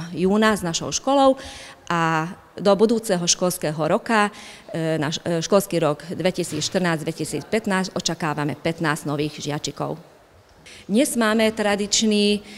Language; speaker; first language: Slovak; non-native, local second language; Hungarian